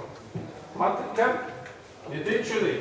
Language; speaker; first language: Hebrew; non-native, fluent; English